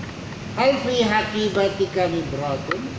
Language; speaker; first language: Arabic; non-native, fluent; Indonesian